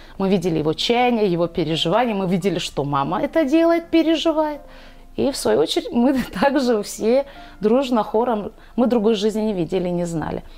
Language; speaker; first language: Russian; non-native, local second language; Karachay-Balkar